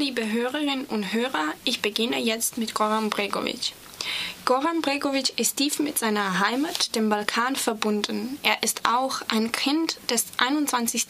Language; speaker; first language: German; non-native, fluent; Serbian